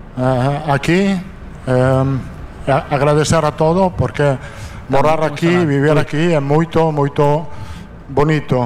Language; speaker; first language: Portuguese; non-native, fluent; Italian